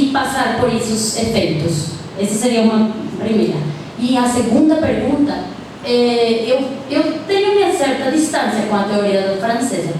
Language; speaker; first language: Portuguese; non-native, fluent; Spanish